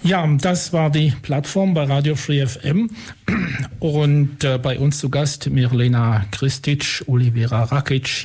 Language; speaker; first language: German; native; German